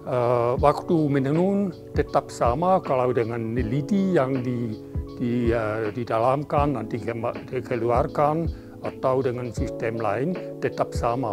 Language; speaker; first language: Indonesian; non-native, fluent; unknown